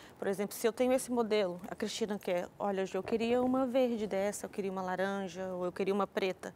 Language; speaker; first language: Portuguese; native; Portuguese